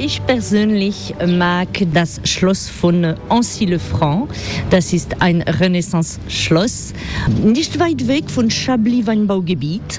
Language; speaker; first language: German; non-native, fluent; French